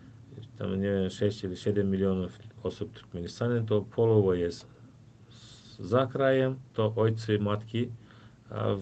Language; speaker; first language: Polish; non-native, fluent; Turkmen